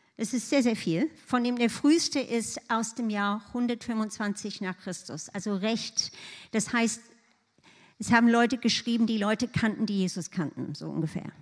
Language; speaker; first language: German; non-native, fluent; English